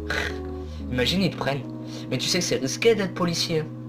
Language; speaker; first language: French; native; French